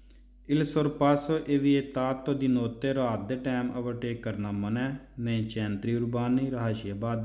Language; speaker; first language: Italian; non-native, fluent; Punjabi